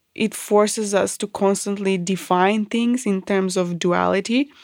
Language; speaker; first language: English; non-native, fluent; Macedonian